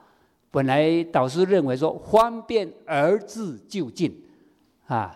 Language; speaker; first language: Chinese; native; Chinese